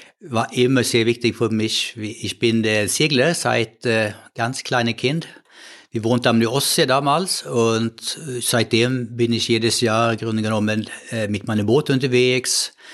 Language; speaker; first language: German; non-native, fluent; Swedish